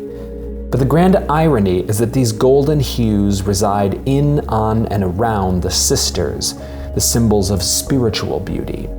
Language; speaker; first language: English; native; English